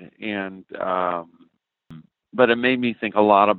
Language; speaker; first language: English; native; English